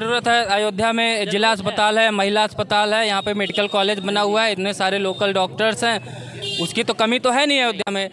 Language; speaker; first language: Hindi; native; Hindi